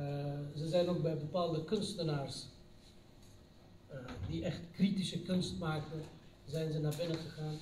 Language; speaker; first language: Dutch; non-native, fluent; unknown